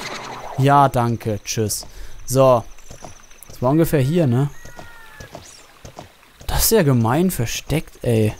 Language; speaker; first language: German; native; German